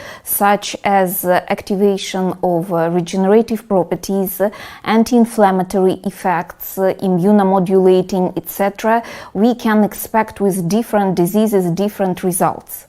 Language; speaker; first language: English; non-native, fluent; Russian